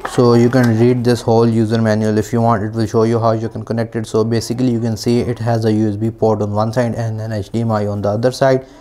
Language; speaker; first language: English; non-native, local second language; Urdu